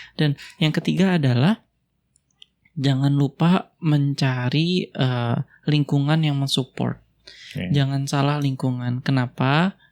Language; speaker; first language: Indonesian; native; Indonesian